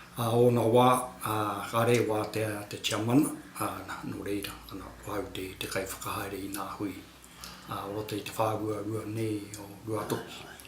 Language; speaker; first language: Māori; native; Māori